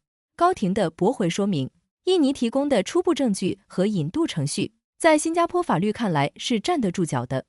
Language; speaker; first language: Chinese; native; Chinese